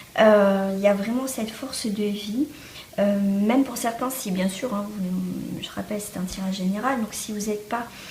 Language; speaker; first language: French; native; French